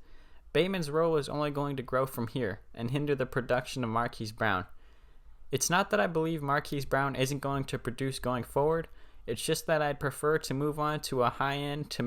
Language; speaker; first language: English; native; English